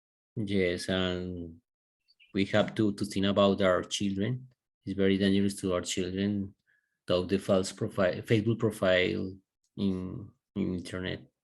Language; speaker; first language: English; non-native, learner; Spanish